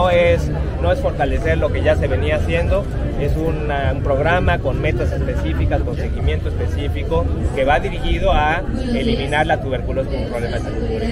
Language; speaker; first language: Spanish; native; Spanish